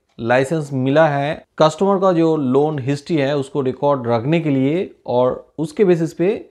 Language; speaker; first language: Hindi; non-native, local second language; Bangla